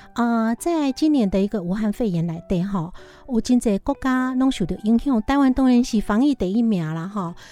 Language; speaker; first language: Chinese; native; Chinese